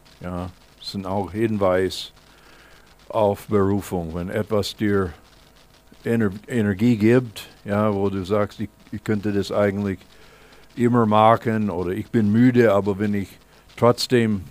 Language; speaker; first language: German; non-native, fluent; English